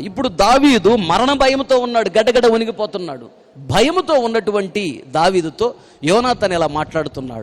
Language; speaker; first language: Telugu; native; Telugu